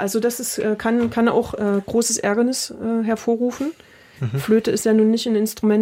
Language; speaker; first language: German; native; German